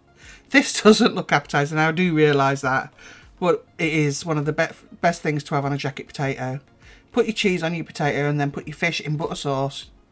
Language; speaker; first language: English; native; English